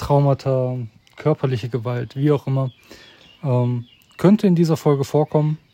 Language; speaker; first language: German; native; German